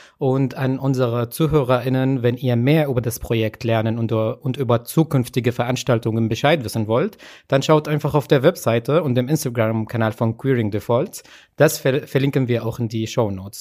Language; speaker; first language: German; native; German